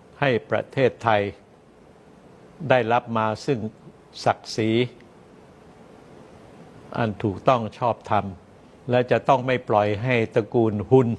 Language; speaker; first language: Thai; native; Thai